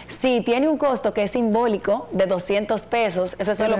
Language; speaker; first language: Spanish; native; Spanish